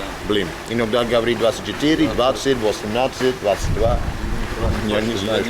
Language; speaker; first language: Russian; non-native, learner; English